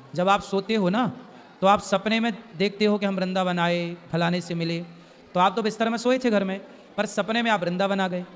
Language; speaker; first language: Hindi; native; Hindi